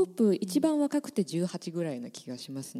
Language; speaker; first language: Japanese; native; Japanese